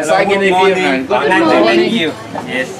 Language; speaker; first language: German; non-native, learner; Vietnamese